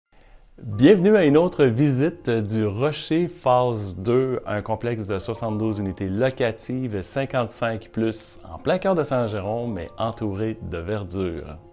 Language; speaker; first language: French; native; French